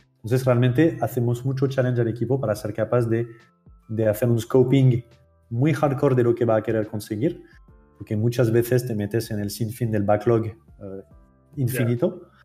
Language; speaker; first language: Spanish; non-native, fluent; French